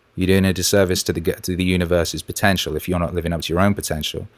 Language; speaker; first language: English; native; English